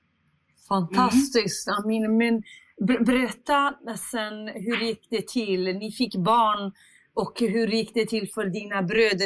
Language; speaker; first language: Swedish; non-native, fluent; Central Kurdish